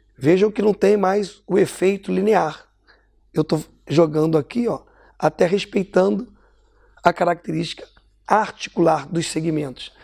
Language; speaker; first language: Portuguese; native; Portuguese